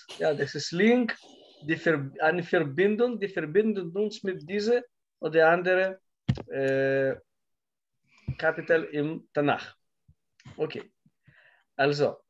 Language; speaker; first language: German; non-native, learner; Russian